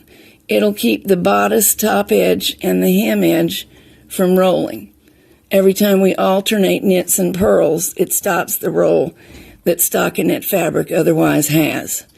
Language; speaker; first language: English; native; English